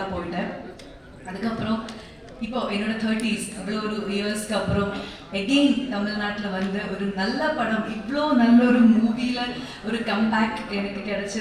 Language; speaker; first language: Tamil; non-native, local second language; Malayalam